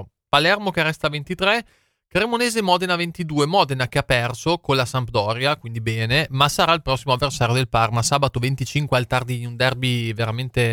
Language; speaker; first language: Italian; native; Italian